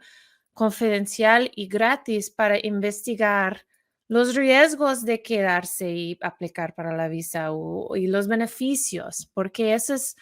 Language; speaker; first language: Spanish; non-native, fluent; English